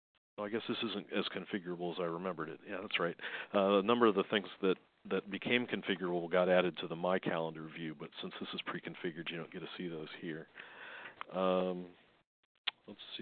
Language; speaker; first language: English; native; English